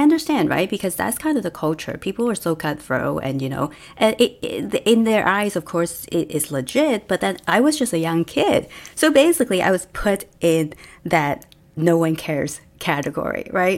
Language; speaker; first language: English; non-native, local second language; Cantonese